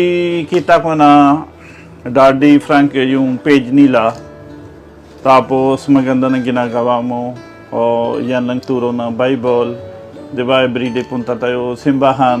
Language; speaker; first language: Filipino; non-native, learner; Punjabi